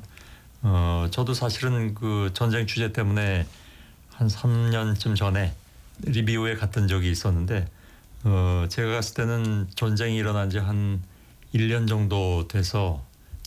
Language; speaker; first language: Korean; native; Korean